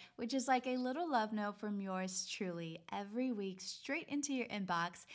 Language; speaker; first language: English; native; English